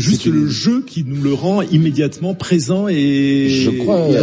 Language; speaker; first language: French; native; French